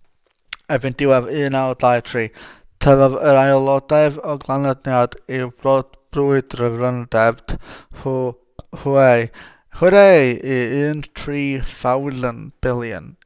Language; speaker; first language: Welsh; non-native, local second language; English